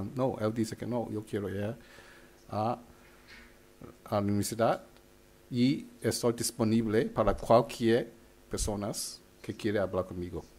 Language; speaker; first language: Spanish; non-native, fluent; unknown